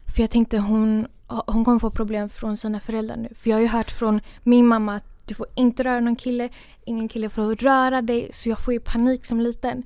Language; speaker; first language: Swedish; early bilingual, other home language; Kurdish